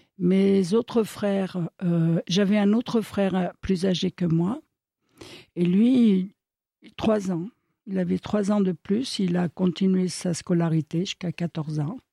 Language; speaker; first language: French; early bilingual, other home language; Italian